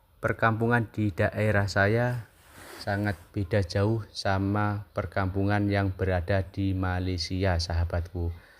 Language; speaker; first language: Indonesian; native; Indonesian